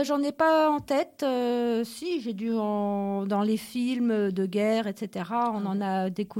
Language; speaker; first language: French; native; French